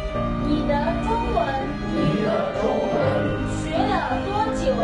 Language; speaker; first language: Chinese; non-native, learner; Tibetan